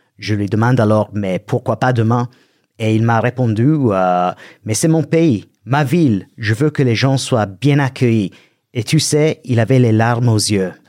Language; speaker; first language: French; non-native, fluent; English